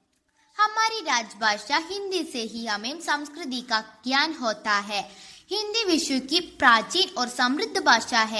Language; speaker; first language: Hindi; non-native, local second language; Malayalam